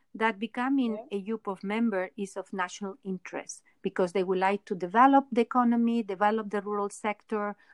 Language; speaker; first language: English; non-native, fluent; Spanish